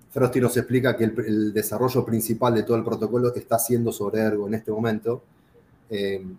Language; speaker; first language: Spanish; native; Spanish